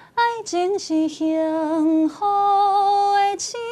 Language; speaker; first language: Chinese; non-native, local second language; Min Nan Chinese